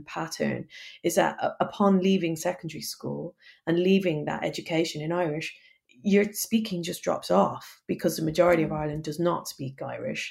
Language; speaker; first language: English; native; English